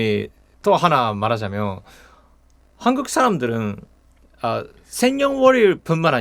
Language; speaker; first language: Korean; non-native, fluent; Japanese